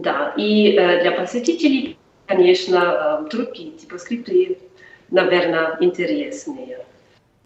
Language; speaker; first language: Russian; non-native, fluent; German